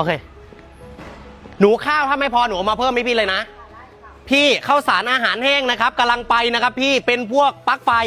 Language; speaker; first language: Thai; native; Thai